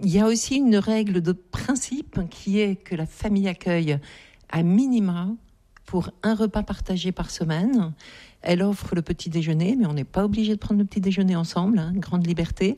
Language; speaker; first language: French; native; French